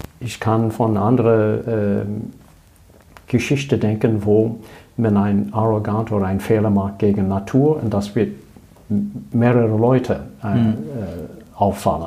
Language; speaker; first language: German; non-native, learner; English